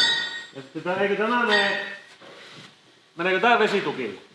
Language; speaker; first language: Finnish; native; Finnish